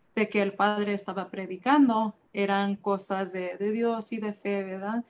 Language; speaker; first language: Spanish; early bilingual, heritage; Spanish